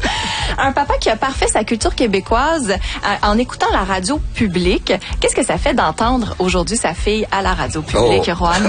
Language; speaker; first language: French; native; French